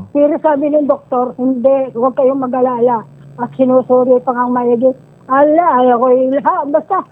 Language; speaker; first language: Filipino; native; Filipino